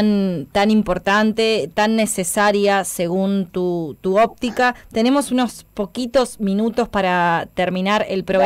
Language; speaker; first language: Spanish; native; Spanish